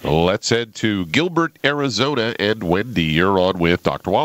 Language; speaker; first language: English; native; English